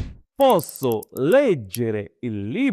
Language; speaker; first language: Italian; non-native, fluent; Bangla